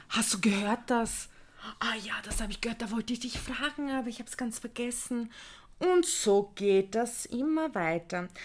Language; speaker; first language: German; early bilingual, other home language; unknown